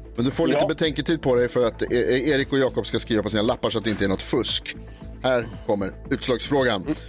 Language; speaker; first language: Swedish; native; Swedish